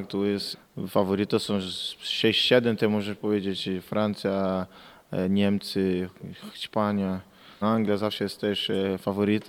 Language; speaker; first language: Polish; non-native, fluent; Portuguese